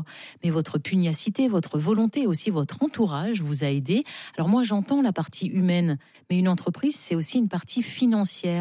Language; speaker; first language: French; native; French